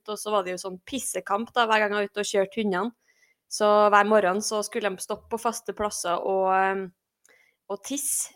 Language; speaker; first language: Norwegian; native; Norwegian